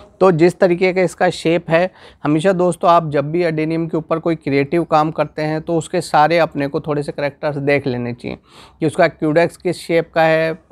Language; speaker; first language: Hindi; non-native, local second language; Gujarati